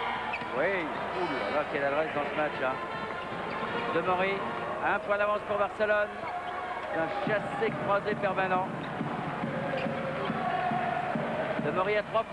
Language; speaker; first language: French; native; French